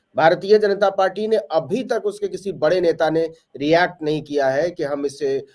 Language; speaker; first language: Hindi; native; Hindi